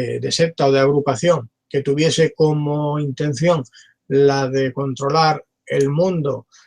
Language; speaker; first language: Spanish; native; Spanish